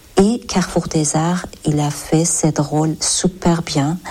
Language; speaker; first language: French; non-native, learner; Persian